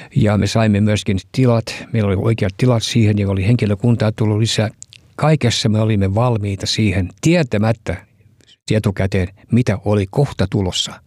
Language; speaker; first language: Finnish; early bilingual, heritage; Finnish